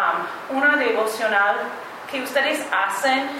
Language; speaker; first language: Spanish; non-native, fluent; English